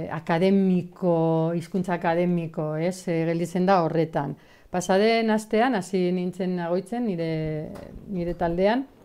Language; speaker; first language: Basque; non-native, local second language; Spanish